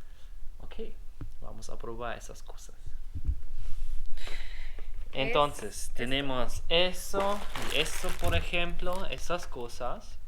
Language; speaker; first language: Spanish; non-native, learner; German